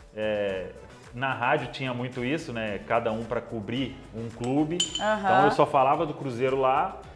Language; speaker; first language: Portuguese; native; Portuguese